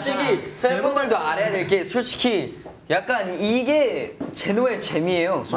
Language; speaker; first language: Korean; native; Korean